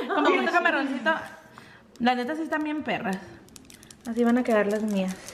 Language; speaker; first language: Spanish; native; Spanish